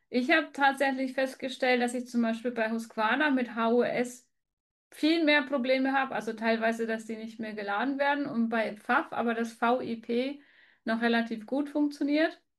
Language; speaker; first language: German; native; German